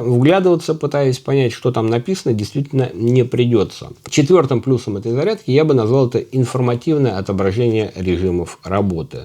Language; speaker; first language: Russian; native; Russian